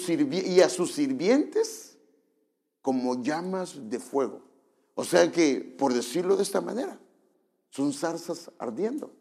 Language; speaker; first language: Spanish; native; Spanish